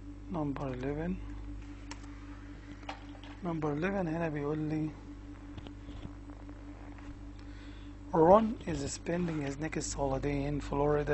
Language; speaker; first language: English; non-native, fluent; Arabic